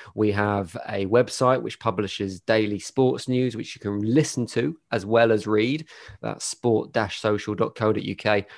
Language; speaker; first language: English; native; English